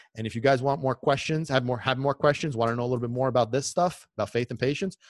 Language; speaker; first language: English; non-native, fluent; Italian